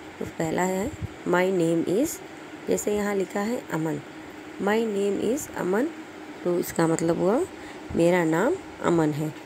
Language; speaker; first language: Hindi; native; Hindi